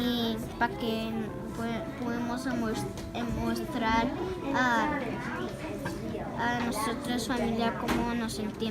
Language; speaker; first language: Spanish; non-native, learner; English